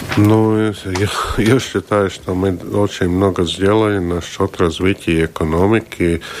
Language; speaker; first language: Russian; non-native, local second language; Latvian